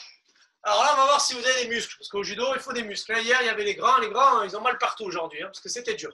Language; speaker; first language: French; native; French